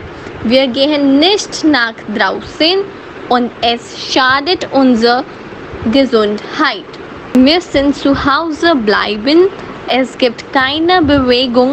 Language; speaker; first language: German; non-native, fluent; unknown